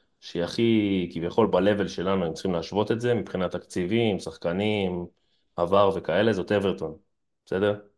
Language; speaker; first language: Hebrew; native; Hebrew